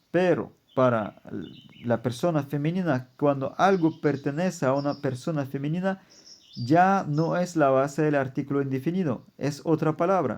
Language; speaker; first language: Spanish; non-native, fluent; German